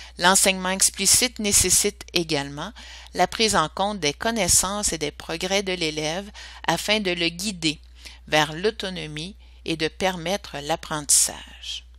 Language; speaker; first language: French; native; French